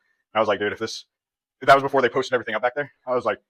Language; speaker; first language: English; native; English